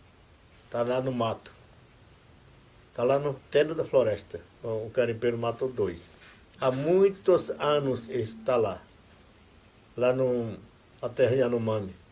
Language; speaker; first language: Portuguese; non-native, local second language; Yanomámi